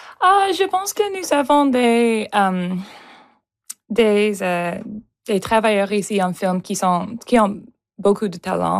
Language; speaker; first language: French; non-native, local second language; English